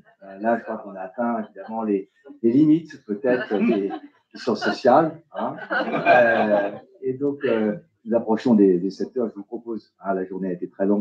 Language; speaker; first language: French; native; French